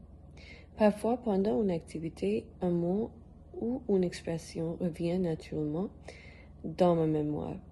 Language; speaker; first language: French; non-native, learner; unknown